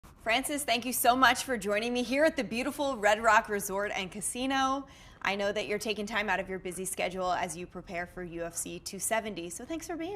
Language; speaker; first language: English; native; English